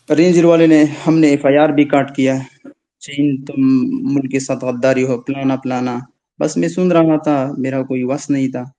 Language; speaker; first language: Urdu; non-native, local second language; Pashto